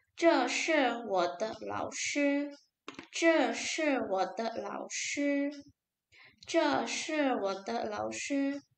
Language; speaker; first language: Chinese; non-native, fluent; Indonesian